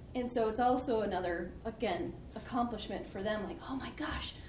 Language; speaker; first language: English; native; English